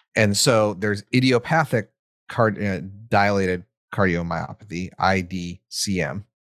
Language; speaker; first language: English; native; English